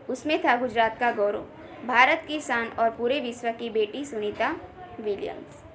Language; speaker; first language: Hindi; non-native, local second language; Gujarati